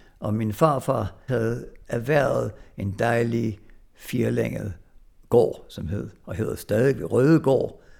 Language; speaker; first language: Danish; early bilingual, other home language; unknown